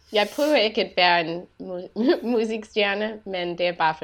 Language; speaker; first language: Danish; non-native, learner; English